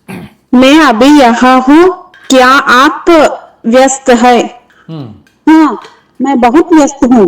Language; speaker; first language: Hindi; non-native, learner; Telugu